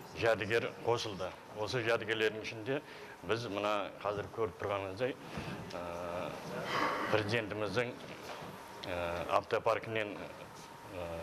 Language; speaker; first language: Kazakh; native; Kazakh